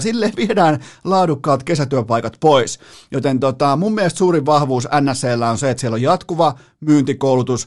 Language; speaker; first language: Finnish; native; Finnish